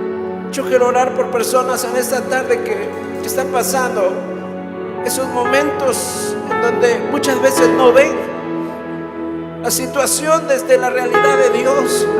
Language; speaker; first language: Spanish; native; Spanish